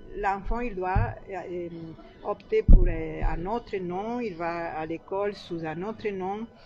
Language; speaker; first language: French; non-native, fluent; Spanish